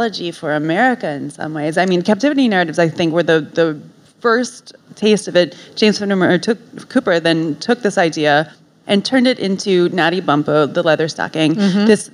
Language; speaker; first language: English; native; English